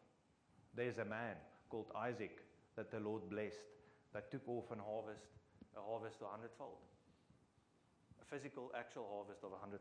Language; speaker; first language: English; non-native, local second language; Afrikaans